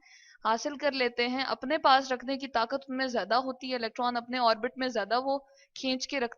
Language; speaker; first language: Hindi; non-native, local second language; Punjabi